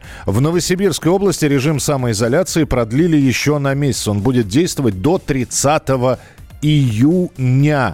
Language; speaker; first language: Russian; native; Russian